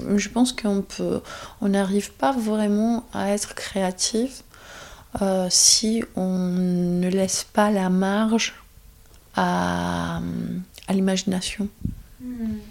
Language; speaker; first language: French; non-native, fluent; Greek